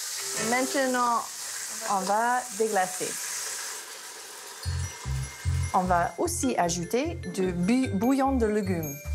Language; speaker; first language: French; non-native, fluent; English